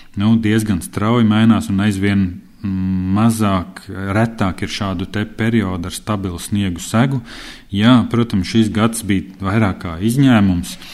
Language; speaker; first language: Latvian; native; Latvian